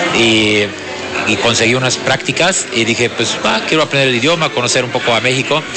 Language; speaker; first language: Spanish; non-native, fluent; German